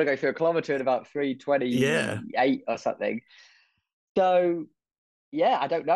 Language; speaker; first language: English; native; English